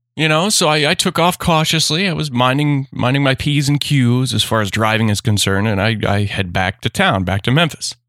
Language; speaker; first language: English; native; English